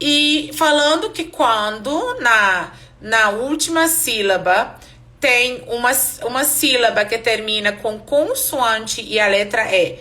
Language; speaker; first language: Portuguese; non-native, fluent; English